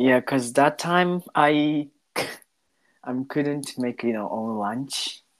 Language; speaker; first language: English; non-native, learner; Japanese